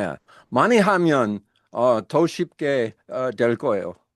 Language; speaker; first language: Korean; non-native, learner; English